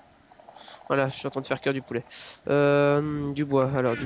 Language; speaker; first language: French; native; French